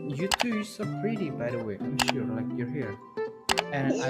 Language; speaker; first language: English; non-native, learner; Indonesian